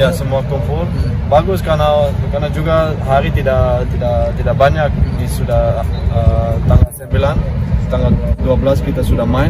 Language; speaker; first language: Indonesian; non-native, fluent; Dutch